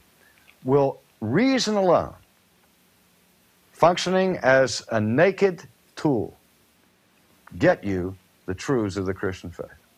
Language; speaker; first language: English; native; English